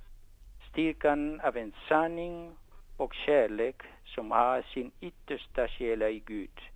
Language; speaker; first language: Swedish; non-native, fluent; Spanish